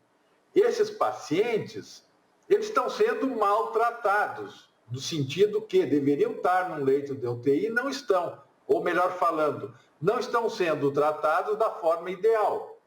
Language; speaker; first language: Portuguese; native; Portuguese